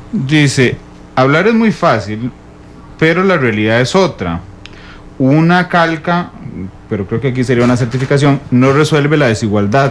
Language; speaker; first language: Spanish; native; Spanish